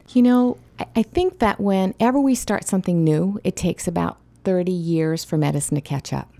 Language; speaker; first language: English; native; English